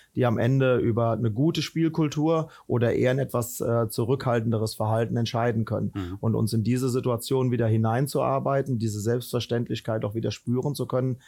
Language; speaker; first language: German; native; German